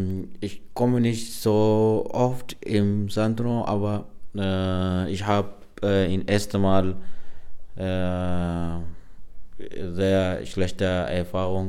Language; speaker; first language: German; non-native, learner; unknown